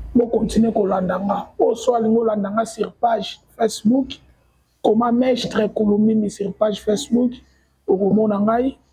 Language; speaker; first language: Lingala; non-native, local second language; Kongo